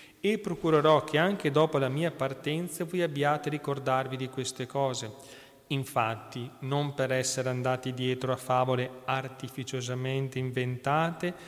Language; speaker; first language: Italian; native; Italian